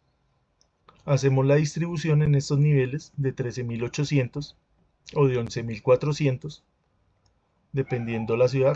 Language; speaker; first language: Spanish; native; Spanish